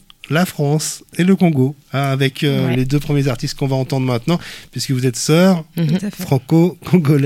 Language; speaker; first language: French; native; French